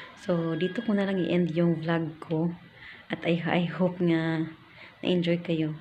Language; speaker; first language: Filipino; non-native, local second language; Cebuano